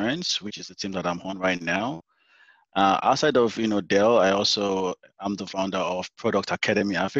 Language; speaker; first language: English; non-native, local second language; Yoruba